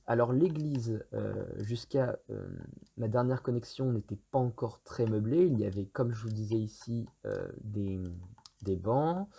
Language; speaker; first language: French; native; French